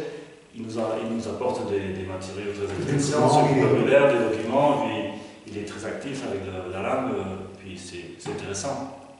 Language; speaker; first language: French; non-native, fluent; Spanish